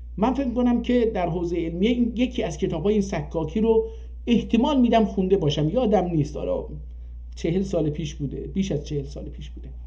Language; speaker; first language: Persian; non-native, local second language; Azerbaijani